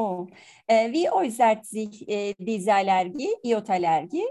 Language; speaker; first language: German; non-native, learner; Turkish